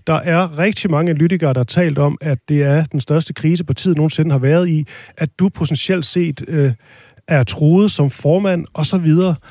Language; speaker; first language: Danish; native; Danish